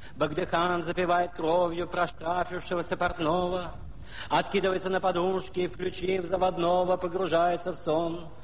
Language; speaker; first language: Russian; native; Russian